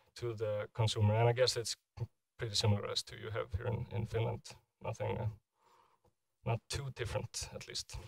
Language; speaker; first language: English; non-native, fluent; Icelandic